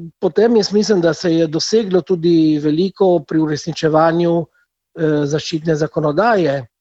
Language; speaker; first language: Slovenian; native; Slovenian